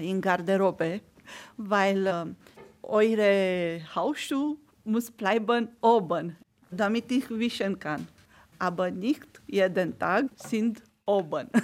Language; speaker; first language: German; non-native, learner; Romanian